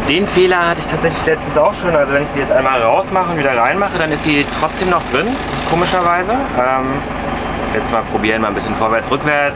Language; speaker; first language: German; native; German